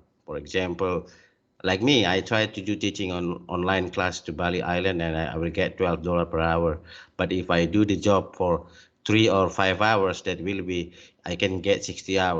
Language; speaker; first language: English; non-native, learner; Indonesian